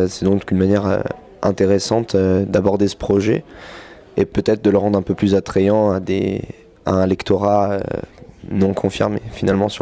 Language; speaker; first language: French; native; French